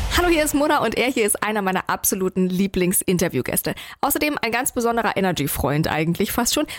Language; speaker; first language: German; native; German